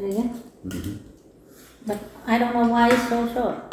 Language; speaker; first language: English; non-native, learner; Vietnamese